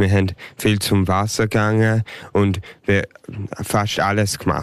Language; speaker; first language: German; early bilingual, heritage; English